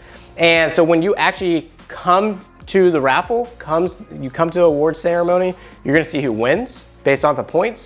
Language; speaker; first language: English; native; English